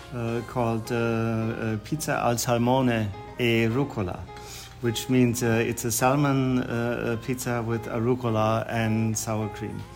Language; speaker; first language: English; non-native, fluent; German